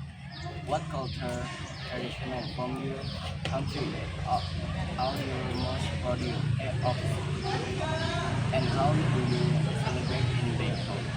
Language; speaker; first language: English; non-native, learner; Indonesian